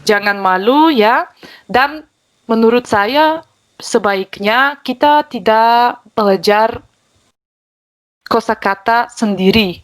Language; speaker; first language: Indonesian; non-native, fluent; Bulgarian